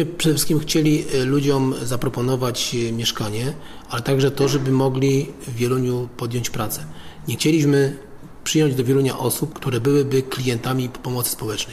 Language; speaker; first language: Polish; native; Polish